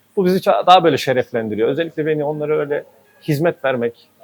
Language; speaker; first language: Turkish; native; Turkish